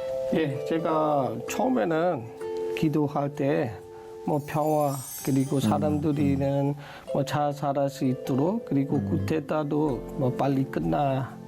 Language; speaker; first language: Korean; non-native, learner; S'gaw Karen